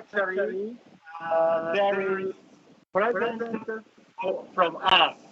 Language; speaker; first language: English; non-native, learner; Japanese